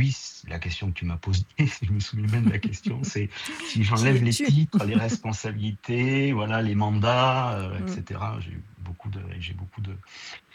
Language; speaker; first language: French; native; French